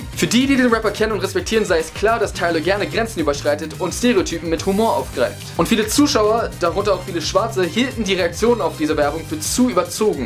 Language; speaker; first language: German; native; German